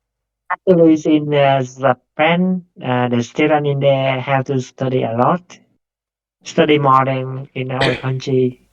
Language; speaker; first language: English; non-native, learner; Vietnamese